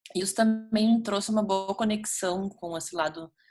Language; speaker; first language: Portuguese; native; Portuguese